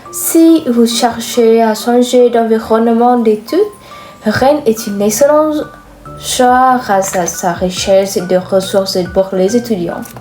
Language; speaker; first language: French; non-native, fluent; Vietnamese